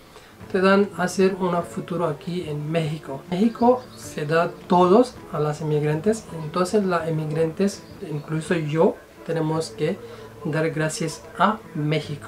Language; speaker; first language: Spanish; non-native, fluent; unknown